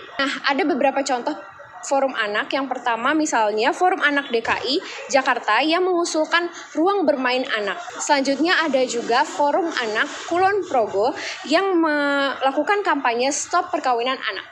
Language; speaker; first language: Indonesian; native; Indonesian